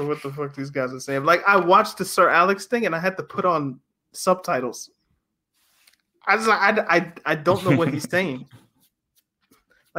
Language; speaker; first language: English; native; English